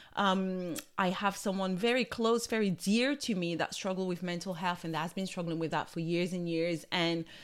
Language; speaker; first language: English; non-native, fluent; French